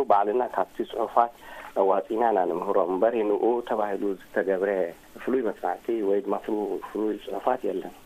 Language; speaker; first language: Tigrinya; non-native, local second language; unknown